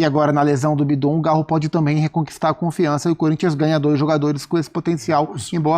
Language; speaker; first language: Portuguese; native; Portuguese